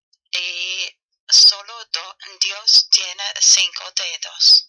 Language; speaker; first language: Spanish; non-native, fluent; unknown